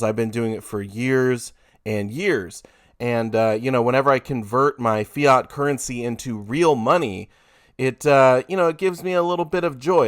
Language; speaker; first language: English; native; English